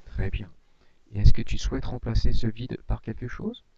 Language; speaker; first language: French; native; French